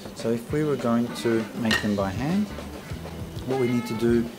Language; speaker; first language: English; early bilingual, other home language; Italian